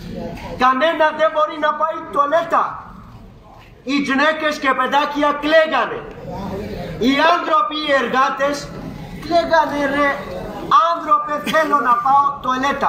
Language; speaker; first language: Greek; non-native, fluent; Urdu